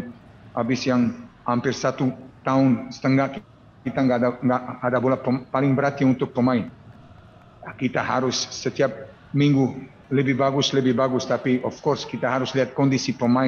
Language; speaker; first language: Indonesian; non-native, fluent; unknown